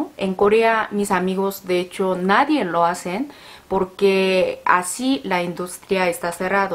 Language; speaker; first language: Spanish; non-native, learner; Korean